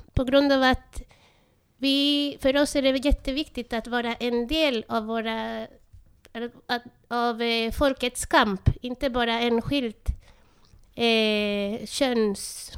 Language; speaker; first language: Swedish; non-native, fluent; Spanish